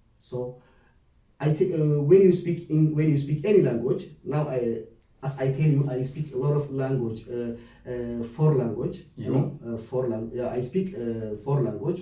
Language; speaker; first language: English; non-native, learner; Oromo